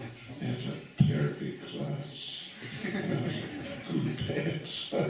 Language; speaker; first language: Russian; non-native, learner; English